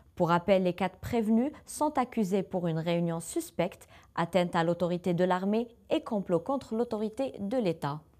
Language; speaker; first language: French; non-native, local second language; Arabic